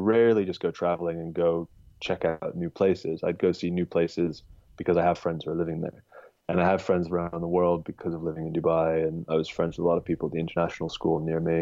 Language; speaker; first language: English; native; English